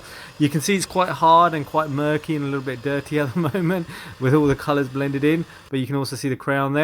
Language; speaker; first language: English; native; English